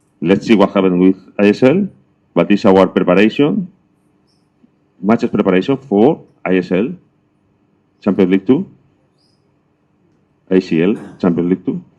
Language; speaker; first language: English; non-native, learner; Spanish